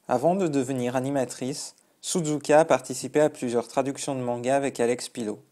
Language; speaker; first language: French; native; French